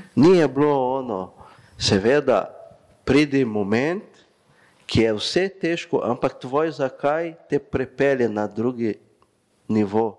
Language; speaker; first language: Slovenian; non-native, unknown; Portuguese